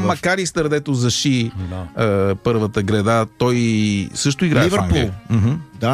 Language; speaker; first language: Bulgarian; native; Bulgarian